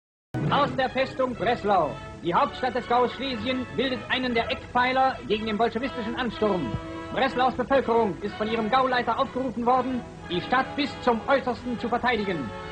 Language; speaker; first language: German; native; German